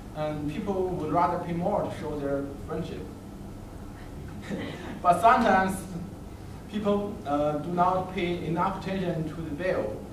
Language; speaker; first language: English; non-native, learner; Chinese